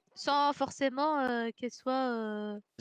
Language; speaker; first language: French; native; French